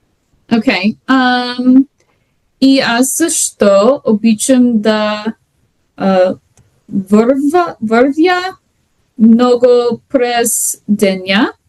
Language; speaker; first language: Bulgarian; non-native, learner; English